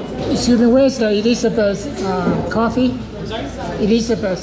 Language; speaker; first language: English; non-native, fluent; Chinese